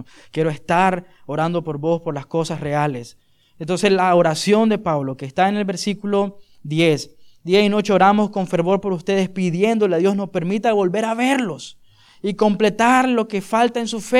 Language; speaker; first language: Spanish; native; Spanish